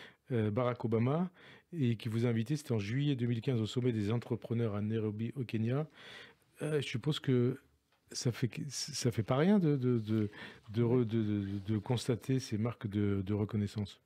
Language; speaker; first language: French; native; French